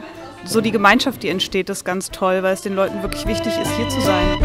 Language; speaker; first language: German; native; German